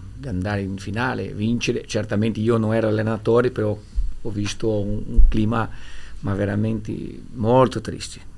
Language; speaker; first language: Italian; non-native, fluent; Portuguese